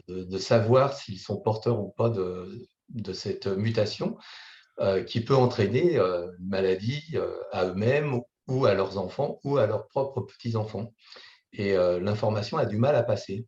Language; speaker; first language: French; native; French